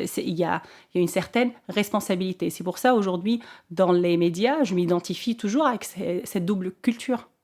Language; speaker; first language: French; non-native, local second language; Arabic